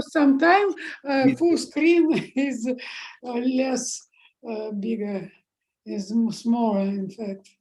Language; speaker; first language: English; non-native, fluent; Russian